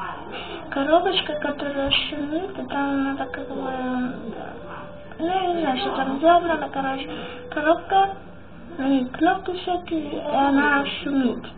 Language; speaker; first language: Russian; early bilingual, heritage; Russian